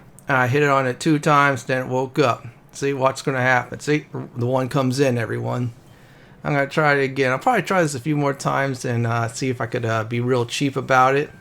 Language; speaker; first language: English; native; English